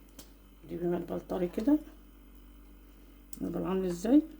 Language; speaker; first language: Arabic; native; Arabic